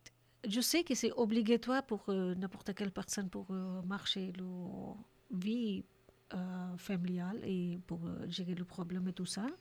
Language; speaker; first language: French; non-native, learner; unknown